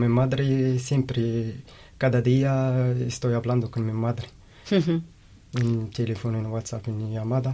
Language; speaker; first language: Spanish; non-native, learner; Arabic